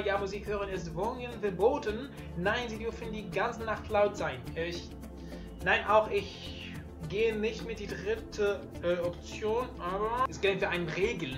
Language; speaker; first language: German; non-native, learner; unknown